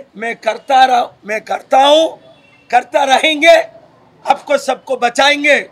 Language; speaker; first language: Hindi; non-native, local second language; Telugu